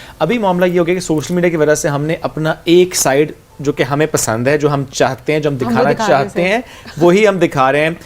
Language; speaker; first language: Urdu; native; Urdu